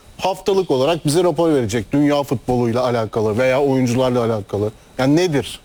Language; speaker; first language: Turkish; native; Turkish